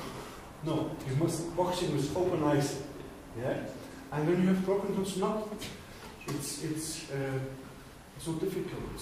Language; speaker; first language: English; non-native, learner; German